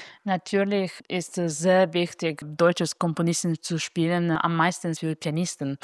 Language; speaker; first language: German; non-native, fluent; Italian